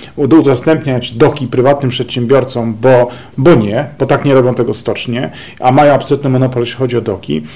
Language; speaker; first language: Polish; native; Polish